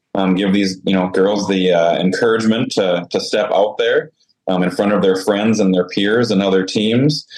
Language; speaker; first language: English; native; English